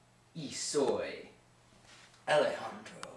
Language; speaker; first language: Spanish; non-native, learner; English